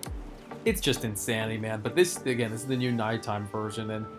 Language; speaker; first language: English; native; English